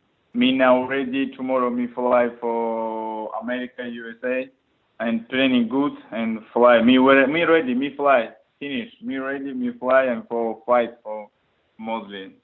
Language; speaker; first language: English; non-native, learner; Russian